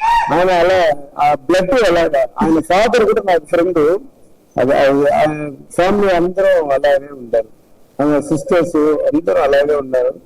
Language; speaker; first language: Telugu; non-native, learner; Tamil